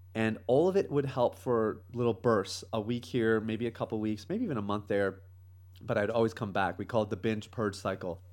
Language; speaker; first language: English; native; English